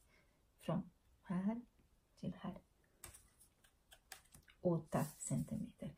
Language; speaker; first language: Swedish; non-native, learner; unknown